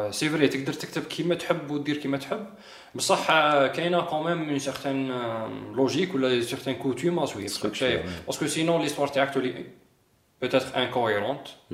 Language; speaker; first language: French; non-native, local second language; Arabic